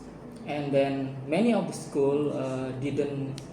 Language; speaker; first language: English; non-native, fluent; Indonesian